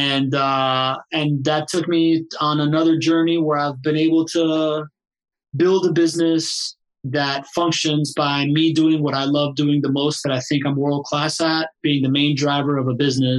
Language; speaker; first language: English; early bilingual, other home language; Spanish